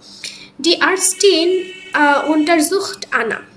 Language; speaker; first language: German; non-native, learner; Bangla